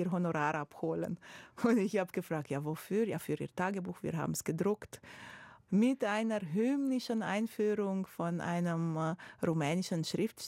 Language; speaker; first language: German; non-native, fluent; Romanian